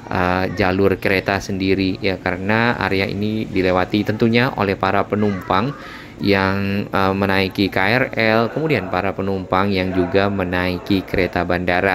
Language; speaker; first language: Indonesian; native; Indonesian